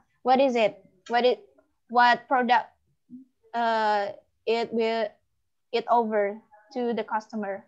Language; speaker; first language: English; non-native, learner; Indonesian